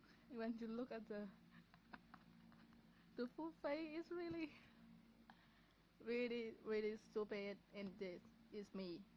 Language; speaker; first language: English; non-native, learner; Vietnamese